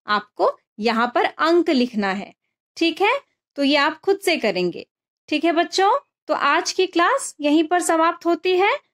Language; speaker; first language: Hindi; non-native, local second language; Bangla